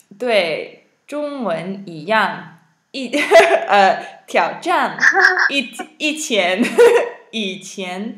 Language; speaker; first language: Chinese; non-native, learner; English